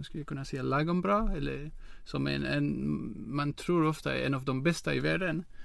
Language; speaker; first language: Swedish; non-native, fluent; French